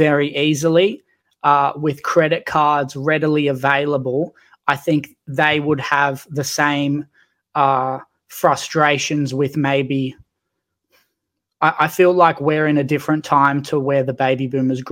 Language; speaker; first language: English; native; English